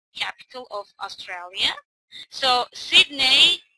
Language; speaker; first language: English; non-native, fluent; Armenian